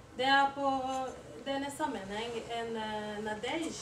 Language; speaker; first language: Norwegian; non-native, learner; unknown